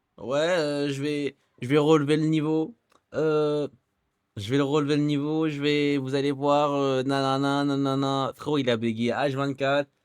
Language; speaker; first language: French; native; French